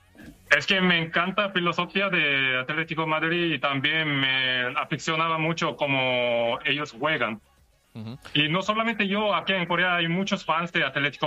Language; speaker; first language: Spanish; non-native, fluent; Korean